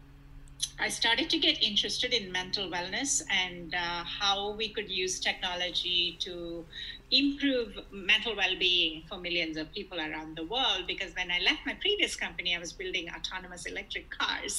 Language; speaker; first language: English; non-native, local second language; Telugu